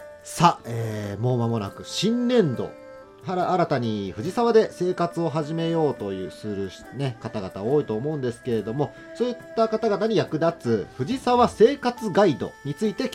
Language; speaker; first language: Japanese; native; Japanese